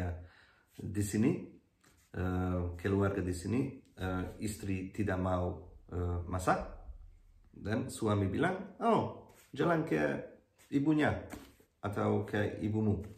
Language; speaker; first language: Indonesian; non-native, learner; Hungarian